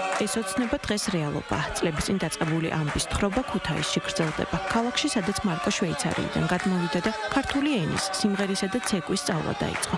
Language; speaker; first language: Georgian; native; Georgian